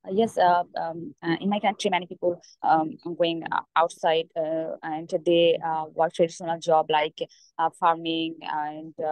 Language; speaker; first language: English; non-native, local second language; Bangla